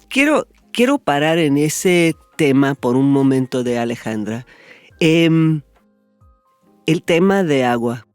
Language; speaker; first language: Spanish; non-native, fluent; English